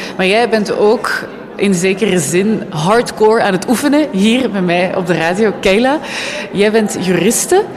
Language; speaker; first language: Dutch; native; Dutch